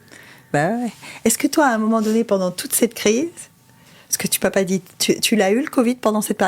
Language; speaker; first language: French; native; French